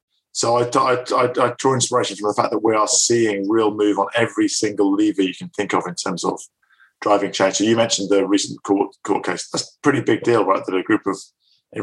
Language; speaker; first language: English; native; English